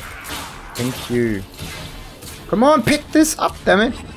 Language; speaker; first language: English; non-native, fluent; German